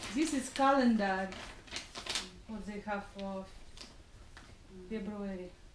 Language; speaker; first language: English; non-native, learner; Russian